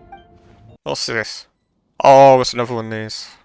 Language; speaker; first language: English; native; English